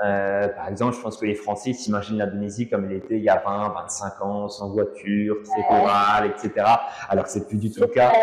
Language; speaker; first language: French; native; French